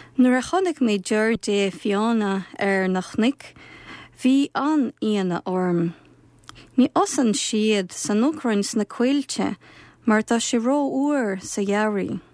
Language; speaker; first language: Irish; non-native, fluent; Ukrainian